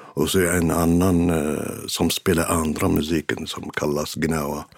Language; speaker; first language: Swedish; non-native, fluent; Arabic